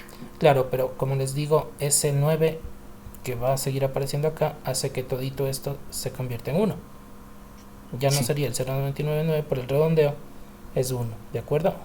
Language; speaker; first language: Spanish; native; Spanish